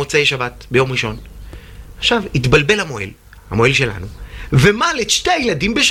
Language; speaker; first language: Hebrew; native; Hebrew